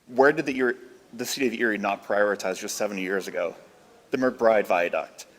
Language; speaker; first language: English; native; English